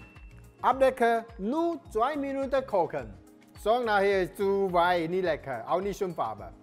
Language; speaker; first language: German; non-native, learner; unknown